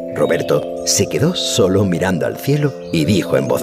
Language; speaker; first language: Spanish; native; Spanish